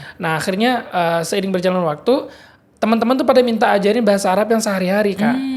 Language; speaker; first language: Indonesian; early bilingual, heritage; Madurese